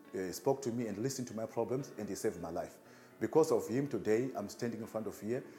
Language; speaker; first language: English; non-native, local second language; Shona